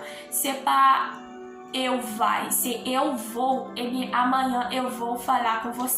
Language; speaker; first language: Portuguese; non-native, learner; Haitian Creole